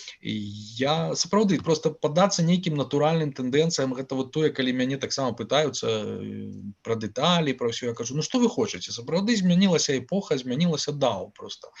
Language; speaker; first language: Belarusian; non-native, local second language; Russian